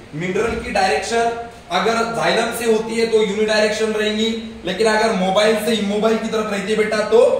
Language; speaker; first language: Hindi; non-native, local second language; Marathi